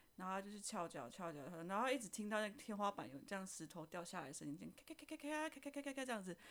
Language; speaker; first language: Chinese; non-native, fluent; Indonesian